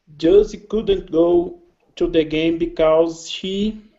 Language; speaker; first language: English; non-native, learner; Portuguese